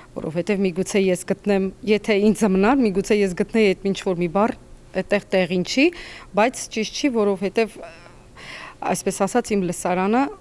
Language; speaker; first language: Armenian; non-native, local second language; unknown